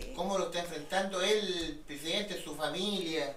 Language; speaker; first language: Spanish; native; Spanish